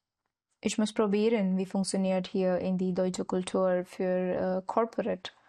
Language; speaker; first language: German; non-native, learner; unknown